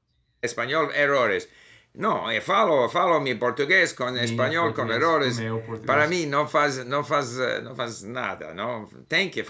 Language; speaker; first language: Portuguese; non-native, learner; English